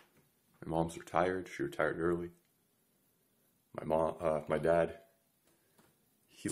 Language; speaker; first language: English; native; English